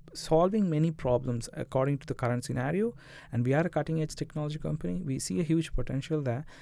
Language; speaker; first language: English; non-native, local second language; Tamil